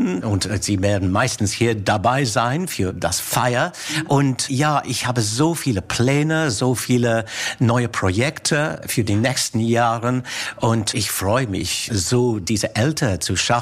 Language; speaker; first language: German; non-native, fluent; English